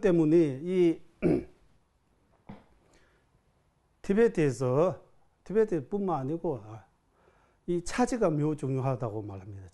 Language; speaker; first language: Korean; non-native, fluent; Tibetan